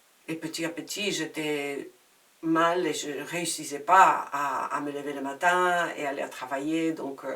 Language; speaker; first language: French; non-native, fluent; Spanish